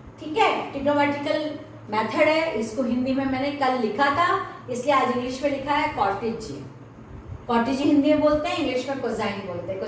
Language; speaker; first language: Hindi; native; Hindi